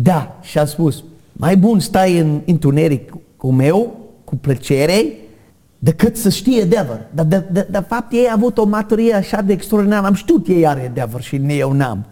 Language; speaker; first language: Romanian; non-native, learner; English